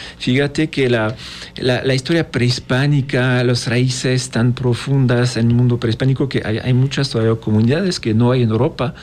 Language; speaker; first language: Spanish; non-native, fluent; French